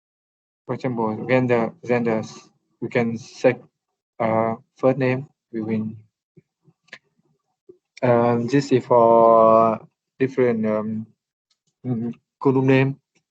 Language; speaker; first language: English; non-native, learner; Vietnamese